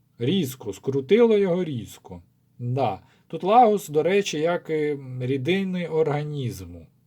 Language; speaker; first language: Ukrainian; non-native, local second language; Russian